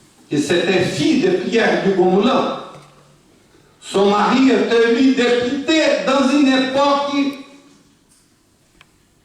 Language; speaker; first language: French; non-native, fluent; Portuguese